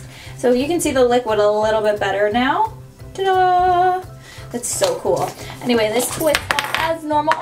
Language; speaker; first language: English; native; English